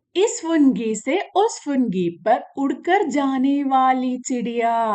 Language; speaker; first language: Hindi; non-native, local second language; Malayalam